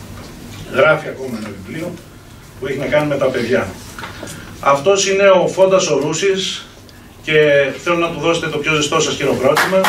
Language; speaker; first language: Greek; native; Greek